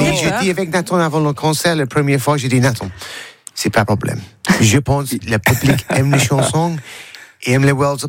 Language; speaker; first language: French; non-native, learner; English